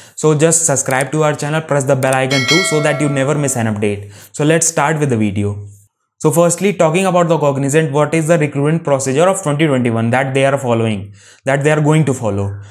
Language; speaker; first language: English; non-native, local second language; Hindi